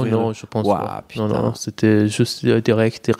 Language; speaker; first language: French; non-native, fluent; Persian